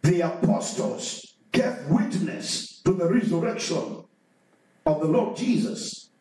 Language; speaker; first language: English; non-native, local second language; Swahili